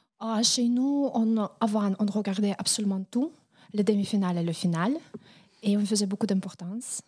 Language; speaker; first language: French; non-native, fluent; Russian